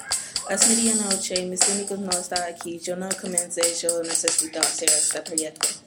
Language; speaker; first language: Spanish; non-native, learner; English